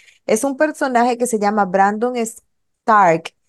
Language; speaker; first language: Spanish; native; Spanish